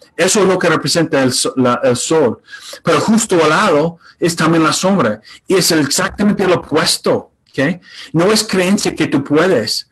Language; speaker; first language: Spanish; non-native, fluent; English